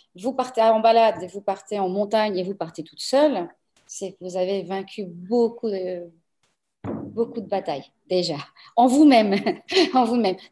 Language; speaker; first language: French; early bilingual, other home language; Portuguese